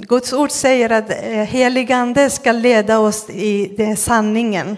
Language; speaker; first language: Swedish; non-native, fluent; Persian